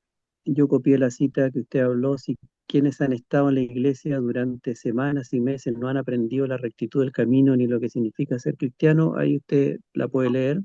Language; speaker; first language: Spanish; native; Spanish